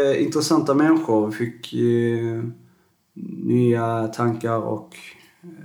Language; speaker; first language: Swedish; native; Swedish